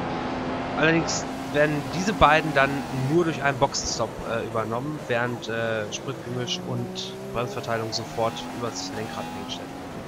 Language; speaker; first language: German; native; German